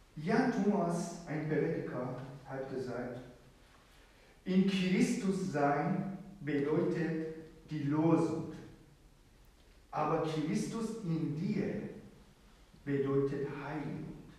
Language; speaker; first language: German; non-native, fluent; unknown